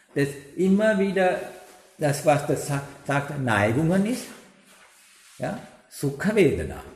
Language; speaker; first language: German; non-native, learner; Sinhala